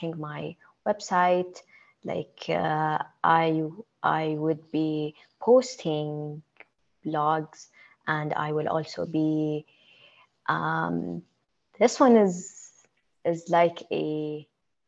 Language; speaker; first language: English; non-native, fluent; Arabic